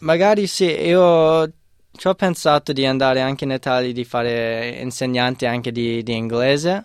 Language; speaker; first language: Italian; non-native, fluent; English